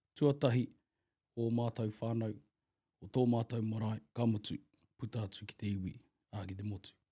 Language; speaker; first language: Māori; native; Māori